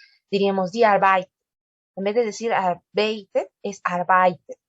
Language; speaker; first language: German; non-native, learner; Spanish